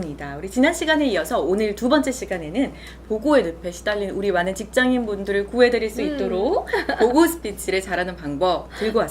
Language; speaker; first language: Korean; native; Korean